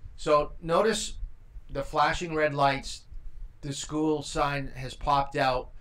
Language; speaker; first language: English; native; English